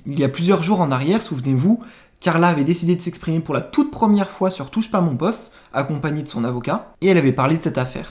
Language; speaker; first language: French; native; French